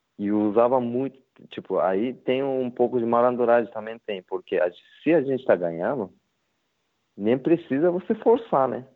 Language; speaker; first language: Portuguese; non-native, learner; Japanese